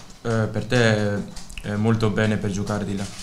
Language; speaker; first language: Italian; non-native, learner; Dutch